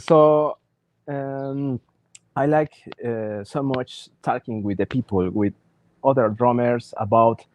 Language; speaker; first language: English; non-native, learner; Spanish